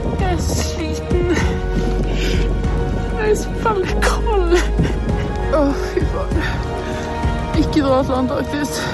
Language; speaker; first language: Norwegian; native; Norwegian